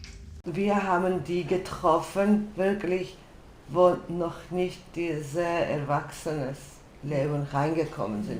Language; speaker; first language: German; non-native, fluent; Georgian